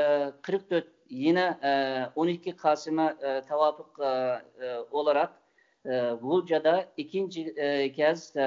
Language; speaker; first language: Turkish; non-native, fluent; Uyghur